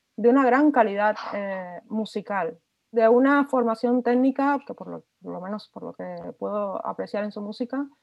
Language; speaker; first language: Spanish; native; Spanish